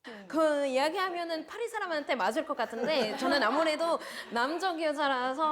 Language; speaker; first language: Korean; non-native, fluent; French